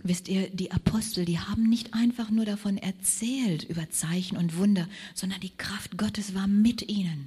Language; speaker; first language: German; native; German